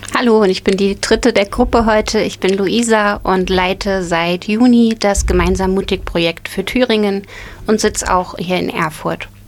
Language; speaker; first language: German; native; German